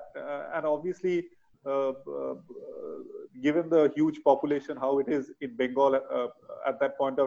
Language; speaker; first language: English; non-native, local second language; Bangla